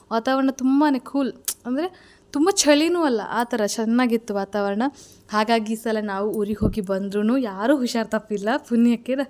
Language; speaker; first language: Kannada; native; Kannada